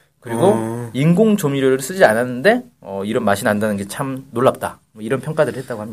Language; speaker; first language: Korean; native; Korean